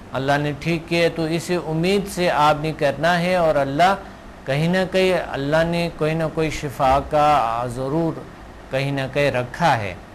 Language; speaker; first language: Urdu; non-native, local second language; Pashto